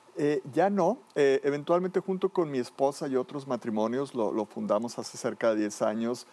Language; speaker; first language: Spanish; native; Spanish